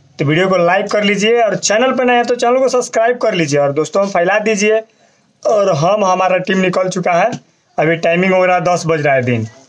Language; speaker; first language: Hindi; non-native, local second language; Bhojpuri